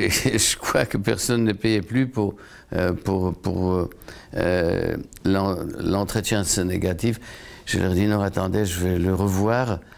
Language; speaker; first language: French; non-native, fluent; Polish